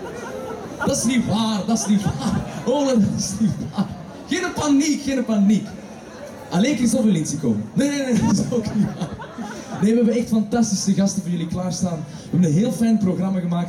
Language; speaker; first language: Dutch; native; Dutch